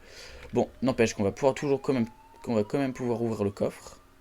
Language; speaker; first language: French; native; French